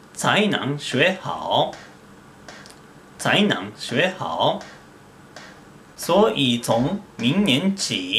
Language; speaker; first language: Chinese; non-native, fluent; Japanese